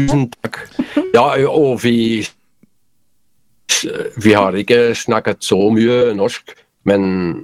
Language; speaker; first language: Norwegian; non-native, learner; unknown